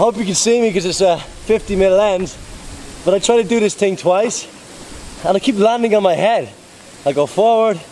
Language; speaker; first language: English; native; English